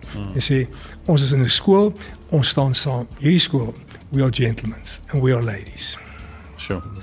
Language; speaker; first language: Afrikaans; early bilingual, other home language; English